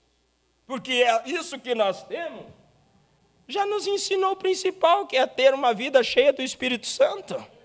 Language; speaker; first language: Portuguese; native; Portuguese